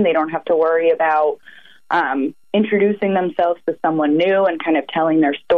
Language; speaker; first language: English; native; English